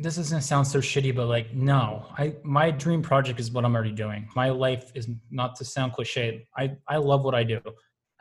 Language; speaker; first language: English; native; English